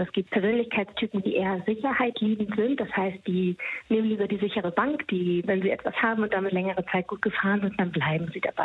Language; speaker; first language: German; native; German